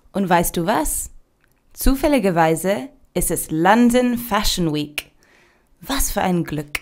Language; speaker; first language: German; non-native, fluent; English